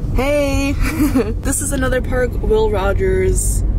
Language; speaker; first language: English; native; English